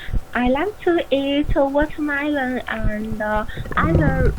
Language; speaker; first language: English; non-native, learner; Chinese